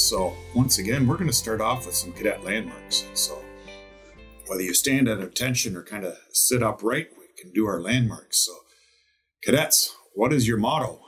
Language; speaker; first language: English; native; English